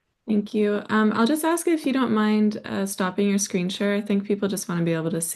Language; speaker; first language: English; native; English